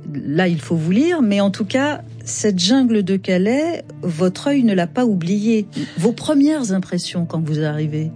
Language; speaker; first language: French; native; French